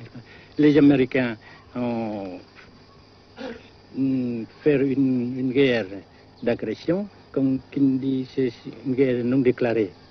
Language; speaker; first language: French; non-native, fluent; Vietnamese